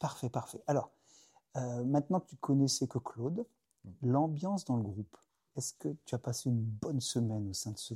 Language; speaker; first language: French; native; French